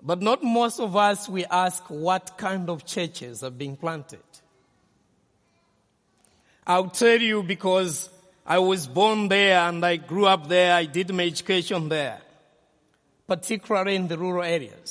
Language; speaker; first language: English; non-native, local second language; Nyanja